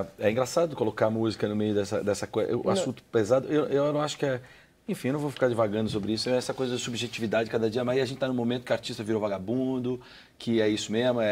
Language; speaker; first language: Portuguese; native; Portuguese